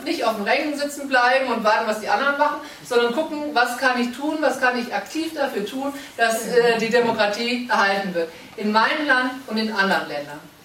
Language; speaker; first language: German; native; German